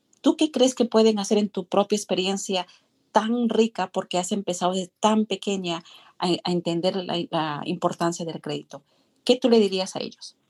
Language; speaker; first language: Spanish; native; Spanish